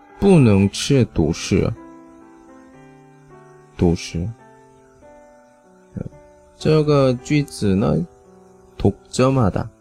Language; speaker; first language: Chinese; non-native, learner; Korean